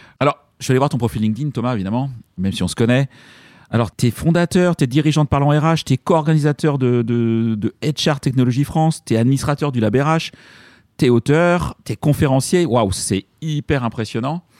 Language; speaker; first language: French; native; French